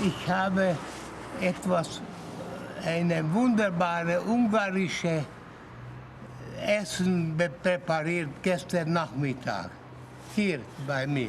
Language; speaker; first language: German; non-native, fluent; Hungarian